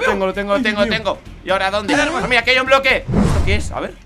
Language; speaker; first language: Spanish; native; Spanish